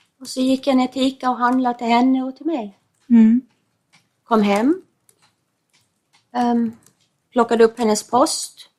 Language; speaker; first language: Swedish; non-native, fluent; English